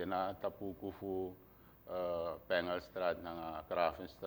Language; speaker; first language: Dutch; non-native, local second language; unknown